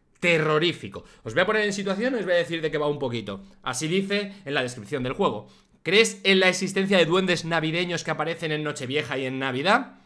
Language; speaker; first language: Spanish; native; Spanish